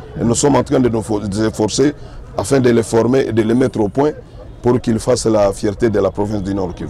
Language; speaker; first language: French; non-native, local second language; Swahili